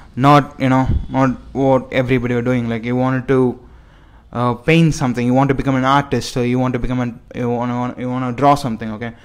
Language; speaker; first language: English; non-native, local second language; Tamil